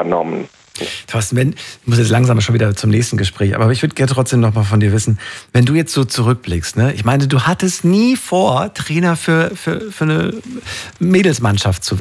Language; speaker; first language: German; native; German